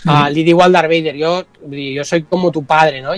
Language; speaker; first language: Spanish; non-native, local second language; Catalan